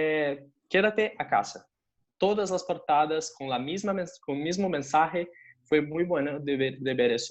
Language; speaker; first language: Spanish; non-native, fluent; Portuguese